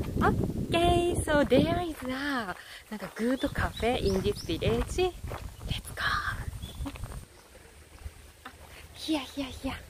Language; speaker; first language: English; non-native, learner; Japanese